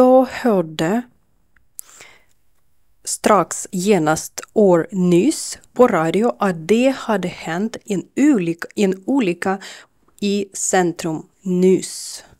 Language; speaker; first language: Swedish; non-native, learner; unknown